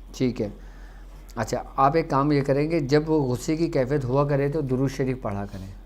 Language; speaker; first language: Urdu; native; Urdu